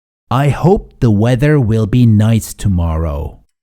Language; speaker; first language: English; non-native, fluent; Turkish